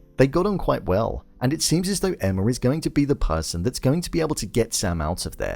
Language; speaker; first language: English; native; English